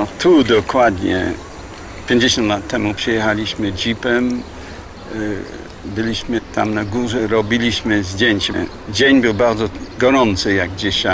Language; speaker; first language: Polish; non-native, fluent; English